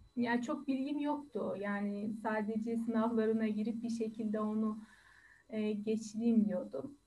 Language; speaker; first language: Turkish; non-native, fluent; Persian